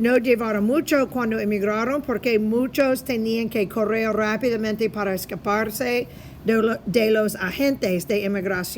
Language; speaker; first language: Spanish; non-native, fluent; English